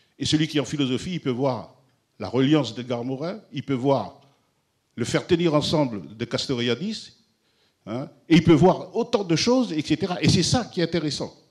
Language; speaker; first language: French; non-native, local second language; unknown